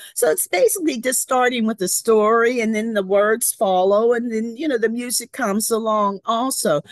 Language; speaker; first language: English; native; English